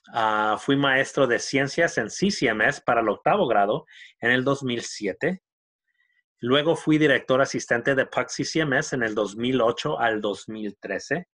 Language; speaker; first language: Spanish; early bilingual, heritage; Spanish